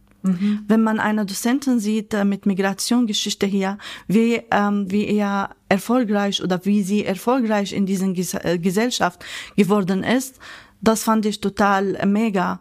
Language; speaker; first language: German; non-native, fluent; Arabic